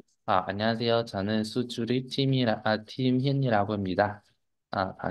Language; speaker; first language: Korean; non-native, fluent; Vietnamese